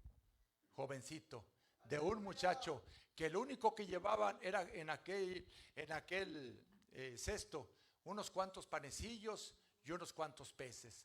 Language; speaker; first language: Spanish; native; Spanish